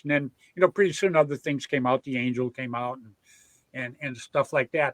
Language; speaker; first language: English; native; English